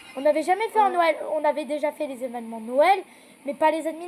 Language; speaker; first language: French; native; French